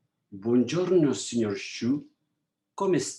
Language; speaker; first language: Italian; non-native, fluent; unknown